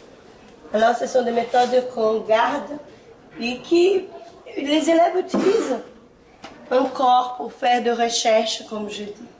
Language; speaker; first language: French; non-native, fluent; Portuguese